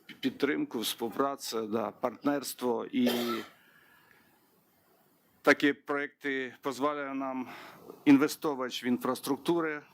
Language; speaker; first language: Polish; non-native, learner; Ukrainian